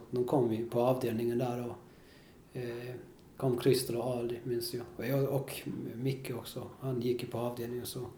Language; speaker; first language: Swedish; early bilingual, other home language; Spanish